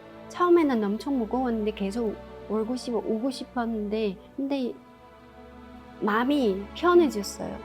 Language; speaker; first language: Korean; non-native, learner; Chinese